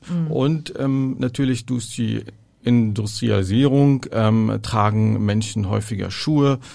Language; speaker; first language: German; non-native, fluent; Arabic